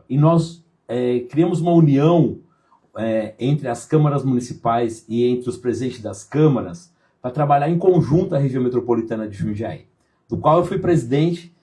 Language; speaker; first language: Portuguese; native; Portuguese